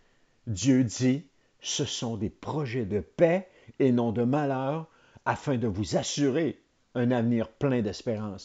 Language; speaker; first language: French; native; French